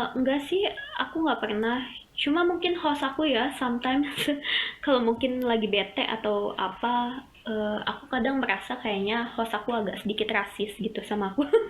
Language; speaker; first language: Indonesian; native; Indonesian